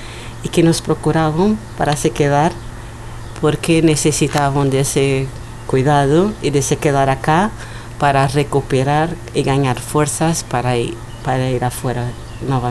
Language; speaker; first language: Spanish; non-native, learner; Portuguese